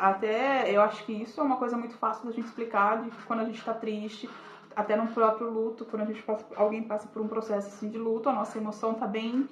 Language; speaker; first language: Portuguese; native; Portuguese